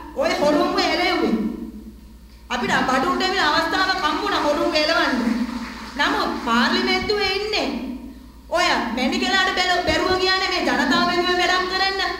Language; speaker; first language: Sinhala; non-native, local second language; Tamil